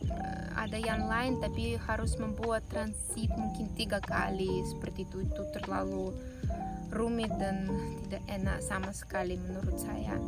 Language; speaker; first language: Indonesian; non-native, fluent; Russian